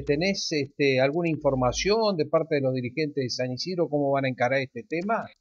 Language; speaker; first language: Spanish; native; Spanish